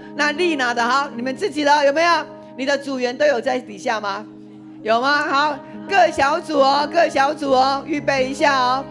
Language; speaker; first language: Chinese; native; Chinese